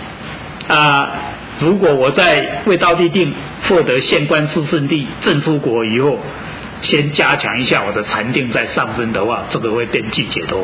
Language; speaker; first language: Chinese; native; Chinese